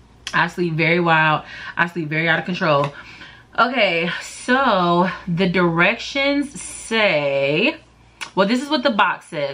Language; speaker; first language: English; native; English